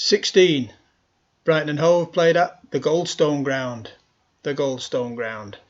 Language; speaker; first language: English; native; English